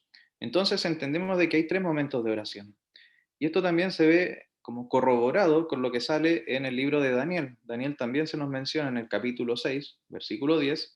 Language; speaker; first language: Spanish; native; Spanish